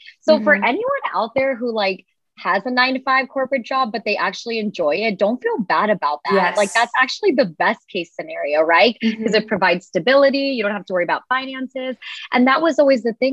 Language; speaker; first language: English; native; English